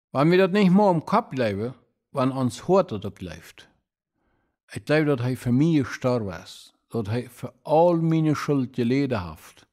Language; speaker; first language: German; non-native, local second language; Plautdietsch